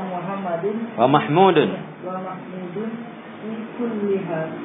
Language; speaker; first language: Arabic; non-native, learner; Indonesian